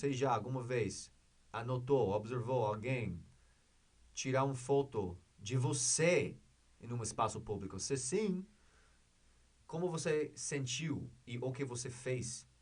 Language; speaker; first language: Portuguese; non-native, learner; English